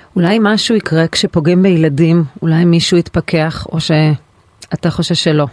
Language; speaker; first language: Hebrew; native; Hebrew